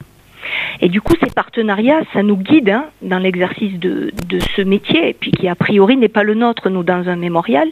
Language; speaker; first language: French; native; French